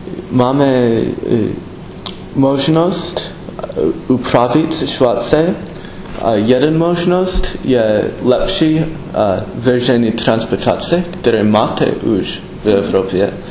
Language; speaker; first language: Czech; non-native, learner; English